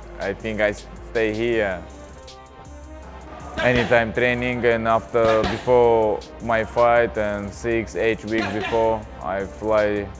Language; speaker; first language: English; non-native, learner; Russian